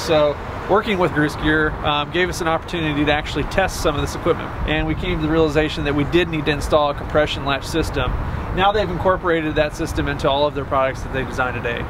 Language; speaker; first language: English; native; English